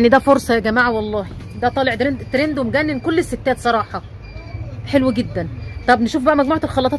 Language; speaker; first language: Arabic; native; Arabic